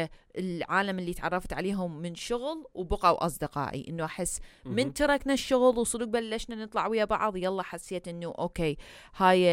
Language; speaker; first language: Arabic; early bilingual, heritage; Arabic